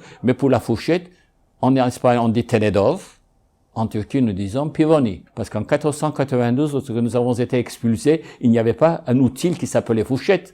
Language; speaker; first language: French; non-native, fluent; Ladino